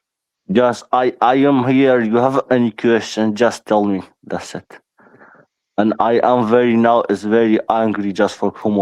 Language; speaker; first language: English; non-native, learner; Persian